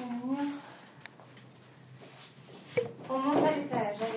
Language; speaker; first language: French; native; French